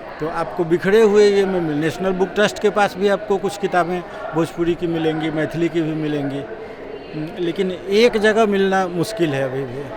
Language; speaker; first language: Hindi; non-native, local second language; Bhojpuri